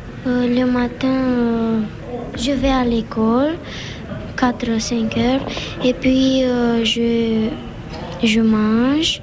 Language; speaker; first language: French; non-native, learner; Romanian